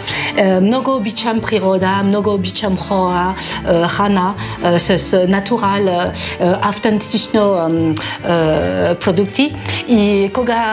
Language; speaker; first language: Bulgarian; non-native, learner; French